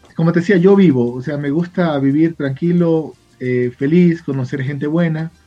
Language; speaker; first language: Spanish; native; Spanish